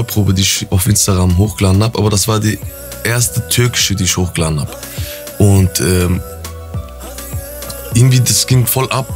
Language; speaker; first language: German; early bilingual, other home language; Turkish